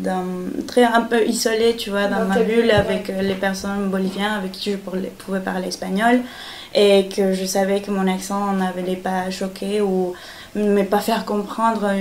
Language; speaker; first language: French; non-native, fluent; Spanish